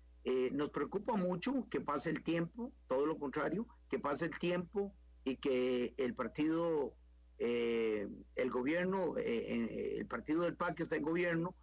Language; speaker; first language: Spanish; native; Spanish